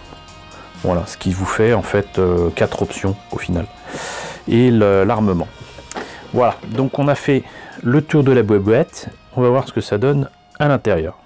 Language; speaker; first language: French; native; French